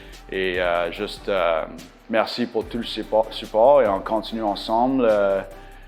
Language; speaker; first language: French; non-native, local second language; English